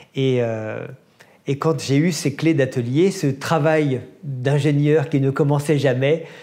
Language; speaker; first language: French; native; French